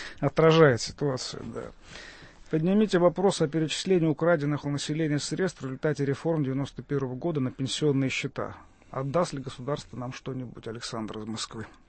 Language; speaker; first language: Russian; native; Russian